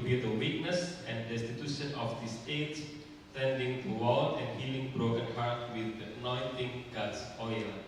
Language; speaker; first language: English; non-native, fluent; Indonesian